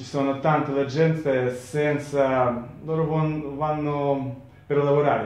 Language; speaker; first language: Italian; non-native, learner; Russian